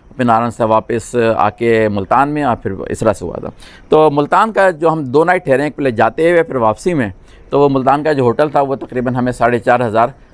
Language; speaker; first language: Urdu; native; Urdu